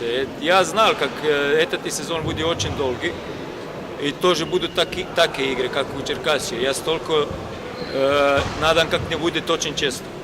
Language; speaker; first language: Russian; non-native, learner; Croatian